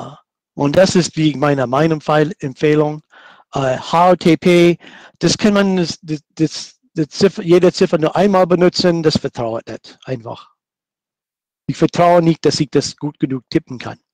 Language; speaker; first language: German; non-native, fluent; English